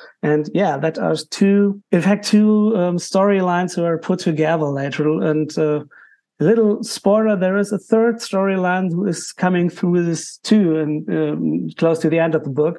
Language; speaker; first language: English; non-native, fluent; German